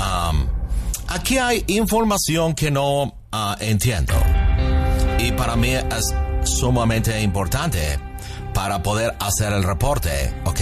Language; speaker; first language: Spanish; native; Spanish